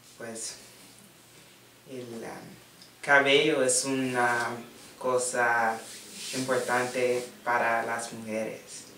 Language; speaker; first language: Spanish; non-native, learner; English